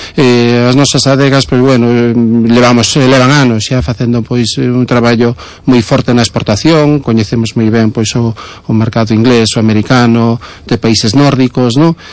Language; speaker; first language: Galician; native; Galician